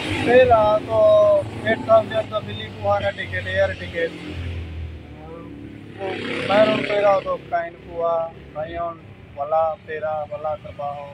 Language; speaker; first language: Filipino; non-native, learner; Punjabi